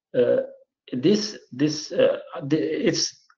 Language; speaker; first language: English; non-native, fluent; Portuguese